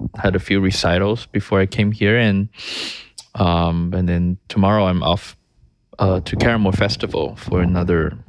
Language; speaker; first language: English; early bilingual, other home language; Chinese